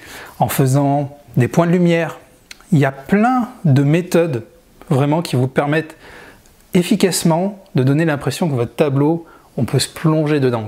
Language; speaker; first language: French; native; French